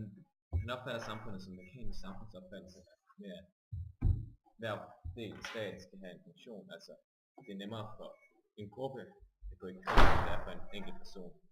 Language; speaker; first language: Danish; native; Danish